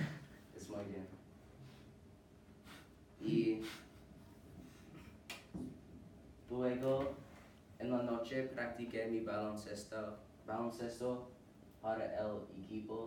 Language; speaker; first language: Spanish; non-native, learner; English